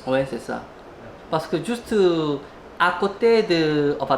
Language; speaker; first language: French; non-native, learner; Korean